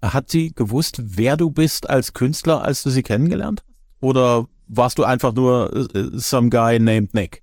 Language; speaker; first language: German; native; German